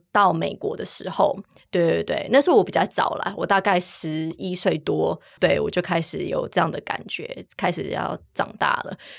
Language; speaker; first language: Chinese; early bilingual, heritage; Chinese